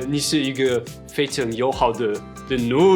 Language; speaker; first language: Chinese; non-native, fluent; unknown